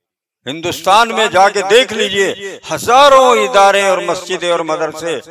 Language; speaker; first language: Urdu; native; Urdu